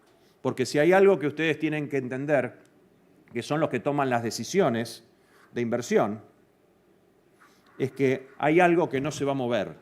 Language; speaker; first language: Spanish; native; Spanish